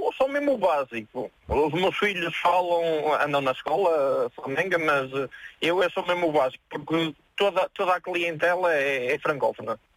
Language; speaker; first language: Portuguese; native; Portuguese